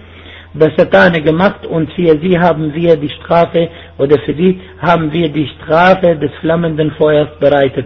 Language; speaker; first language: German; non-native, fluent; Arabic